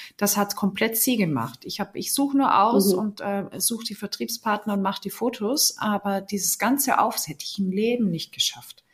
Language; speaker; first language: German; native; German